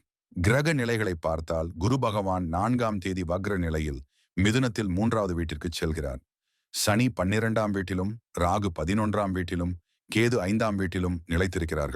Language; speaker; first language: Tamil; native; Tamil